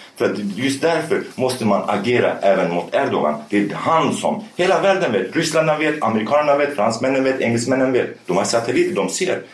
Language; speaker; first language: Swedish; early bilingual, other home language; Kurdish